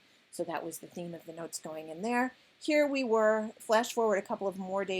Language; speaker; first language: English; native; English